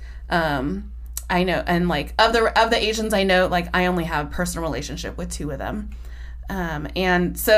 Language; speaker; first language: English; native; English